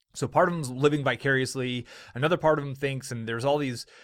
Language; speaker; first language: English; native; English